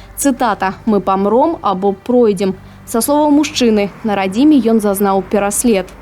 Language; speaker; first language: Belarusian; native; Belarusian